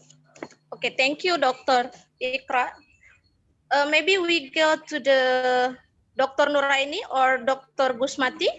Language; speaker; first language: English; non-native, fluent; Indonesian